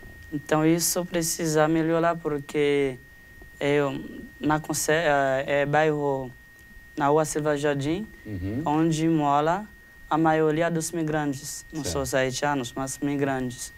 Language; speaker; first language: Portuguese; non-native, fluent; Haitian Creole